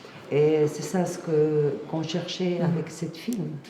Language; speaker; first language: French; non-native, fluent; Spanish